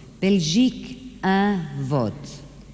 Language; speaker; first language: French; non-native, fluent; German